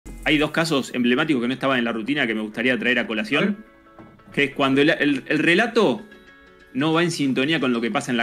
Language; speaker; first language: Spanish; native; Spanish